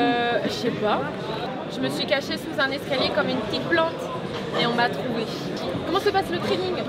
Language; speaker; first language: French; native; French